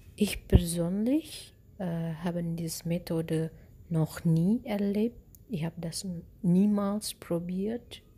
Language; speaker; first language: German; non-native, learner; Indonesian